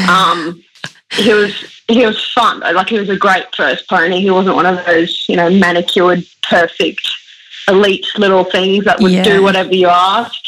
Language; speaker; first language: English; early bilingual, other home language; German